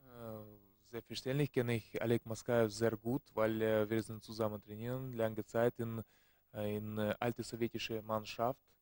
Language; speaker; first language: German; non-native, learner; Russian